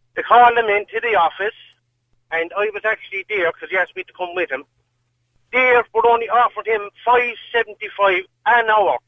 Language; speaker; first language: English; native; English